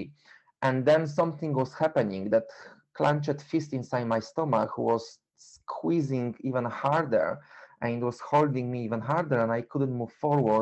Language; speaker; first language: English; non-native, fluent; Polish